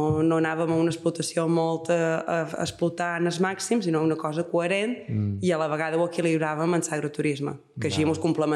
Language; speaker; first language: Catalan; native; Catalan